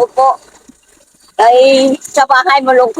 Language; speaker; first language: Filipino; non-native, learner; Vietnamese